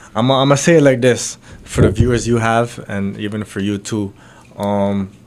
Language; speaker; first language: English; native; English